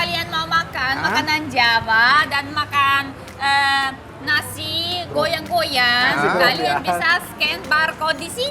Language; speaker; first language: Indonesian; non-native, fluent; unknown